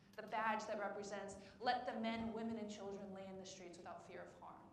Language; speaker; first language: English; native; English